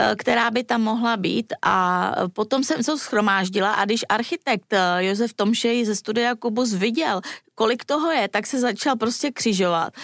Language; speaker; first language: Czech; native; Czech